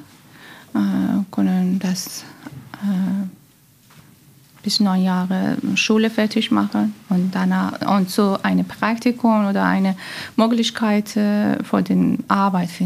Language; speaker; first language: German; non-native, learner; Persian